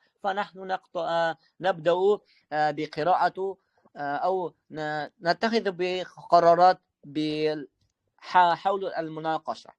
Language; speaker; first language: Arabic; non-native, fluent; Uzbek